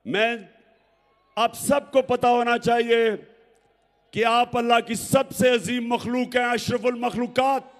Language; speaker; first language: Urdu; native; Urdu